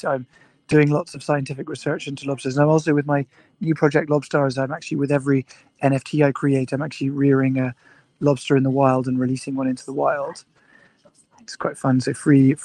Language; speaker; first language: English; native; English